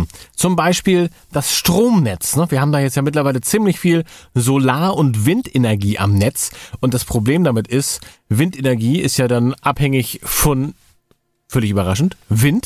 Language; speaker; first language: German; native; German